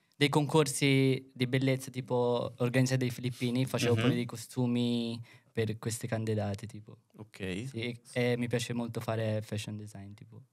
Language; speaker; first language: Italian; early bilingual, other home language; Filipino